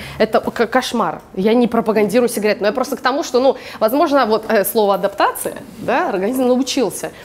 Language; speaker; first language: Russian; early bilingual, heritage; English